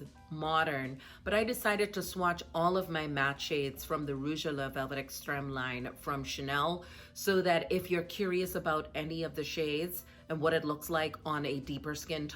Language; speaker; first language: English; native; English